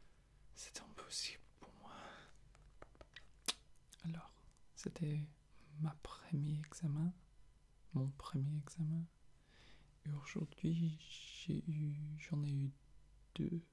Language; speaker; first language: French; non-native, fluent; English